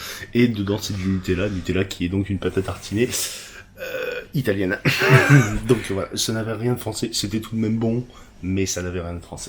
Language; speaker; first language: French; native; French